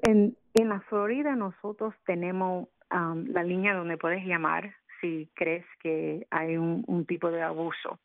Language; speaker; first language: Spanish; early bilingual, other home language; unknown